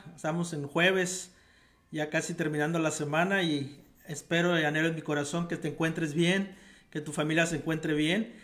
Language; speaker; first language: Spanish; native; Spanish